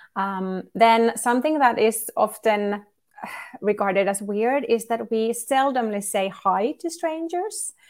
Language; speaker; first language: English; non-native, fluent; Finnish